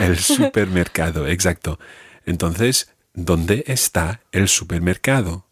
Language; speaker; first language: Spanish; non-native, fluent; English